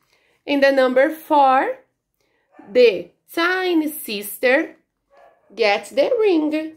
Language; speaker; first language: English; non-native, learner; Portuguese